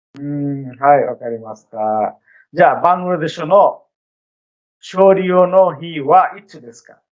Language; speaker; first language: Japanese; non-native, fluent; Bangla